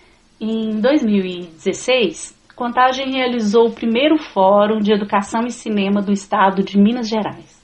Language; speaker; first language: Portuguese; native; Portuguese